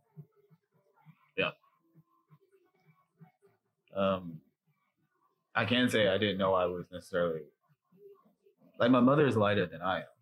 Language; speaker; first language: English; native; English